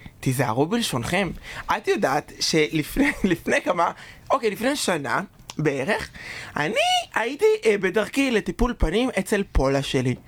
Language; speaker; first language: Hebrew; native; Hebrew